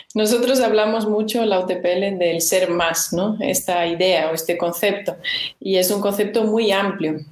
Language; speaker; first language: Spanish; non-native, fluent; Portuguese